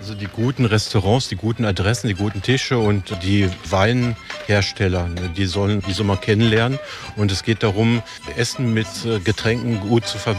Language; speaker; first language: German; native; German